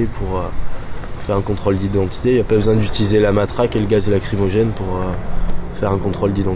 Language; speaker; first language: French; native; French